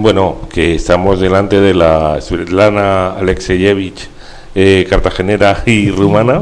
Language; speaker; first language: Spanish; native; Spanish